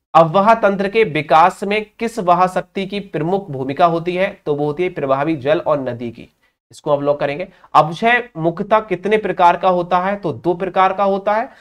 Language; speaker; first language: Hindi; native; Hindi